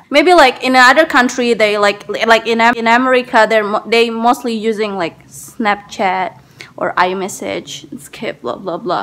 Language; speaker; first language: English; non-native, learner; Indonesian